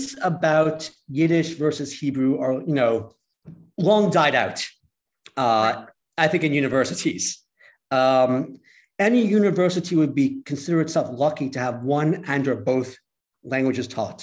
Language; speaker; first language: English; native; English